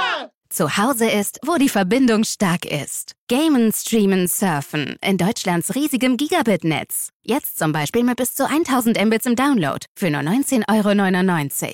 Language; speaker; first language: German; native; German